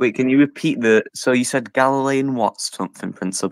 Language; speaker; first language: English; native; English